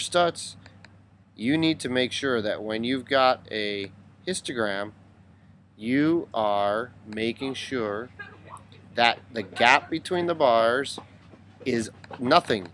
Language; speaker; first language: English; native; English